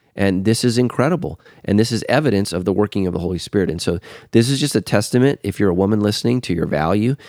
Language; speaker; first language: English; native; English